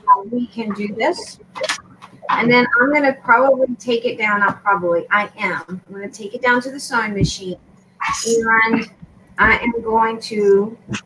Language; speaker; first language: English; non-native, fluent; Spanish